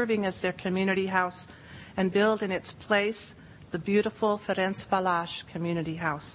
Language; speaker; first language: English; native; English